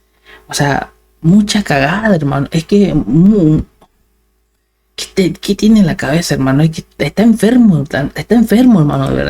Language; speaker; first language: Spanish; native; Spanish